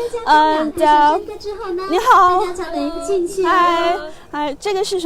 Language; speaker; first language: Chinese; native; Chinese